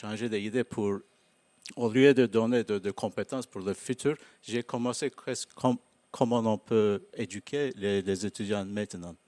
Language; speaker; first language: French; non-native, learner; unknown